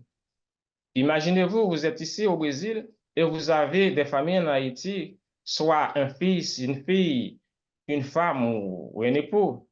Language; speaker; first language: French; non-native, local second language; Haitian Creole